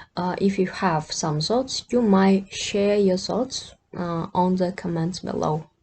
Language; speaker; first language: English; non-native, fluent; Kazakh